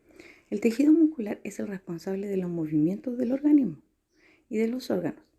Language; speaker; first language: Spanish; native; Spanish